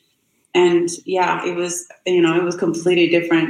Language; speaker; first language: English; non-native, fluent; Rundi